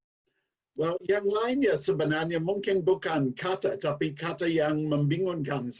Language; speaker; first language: Indonesian; non-native, learner; English